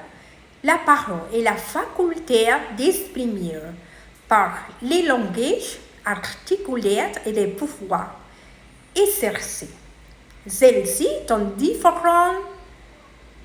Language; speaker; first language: French; non-native, learner; Spanish